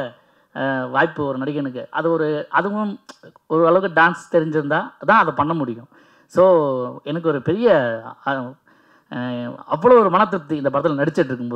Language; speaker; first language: Tamil; native; Tamil